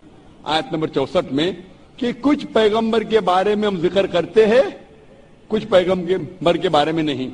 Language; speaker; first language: Hindi; non-native, local second language; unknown